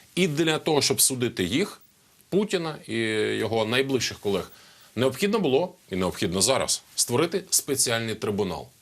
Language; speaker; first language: Ukrainian; non-native, local second language; Russian